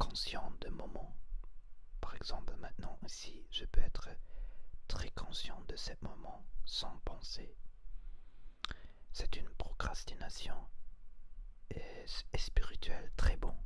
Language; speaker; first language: French; non-native, learner; Spanish